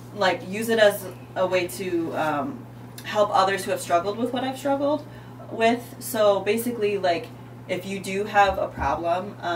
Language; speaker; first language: English; native; English